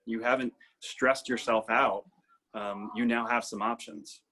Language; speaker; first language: English; native; English